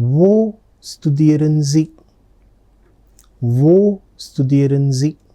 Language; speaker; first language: German; non-native, fluent; Telugu